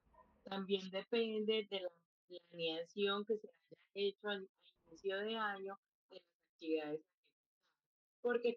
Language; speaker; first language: Spanish; native; Spanish